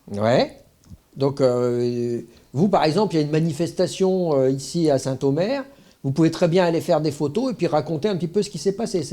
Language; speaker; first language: French; native; French